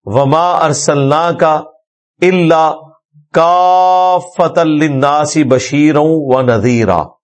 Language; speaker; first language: Urdu; non-native, local second language; Punjabi